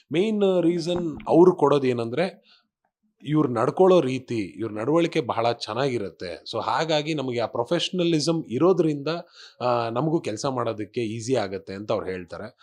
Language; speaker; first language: Kannada; non-native, local second language; Kodava